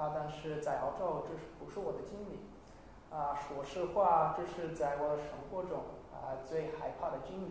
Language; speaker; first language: Chinese; non-native, learner; English